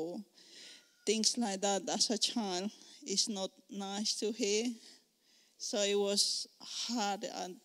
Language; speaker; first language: English; non-native, learner; Spanish